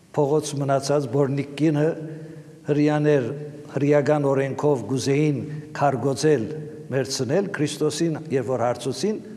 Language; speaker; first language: Armenian; native; Armenian